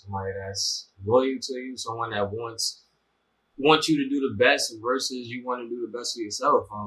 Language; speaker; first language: English; native; English